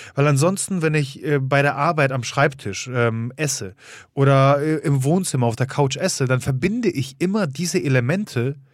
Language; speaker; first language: German; early bilingual, other home language; Polish